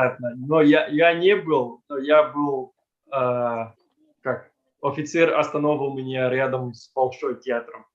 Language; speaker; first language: Russian; non-native, learner; English